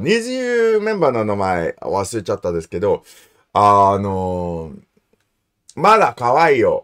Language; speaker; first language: Japanese; non-native, learner; English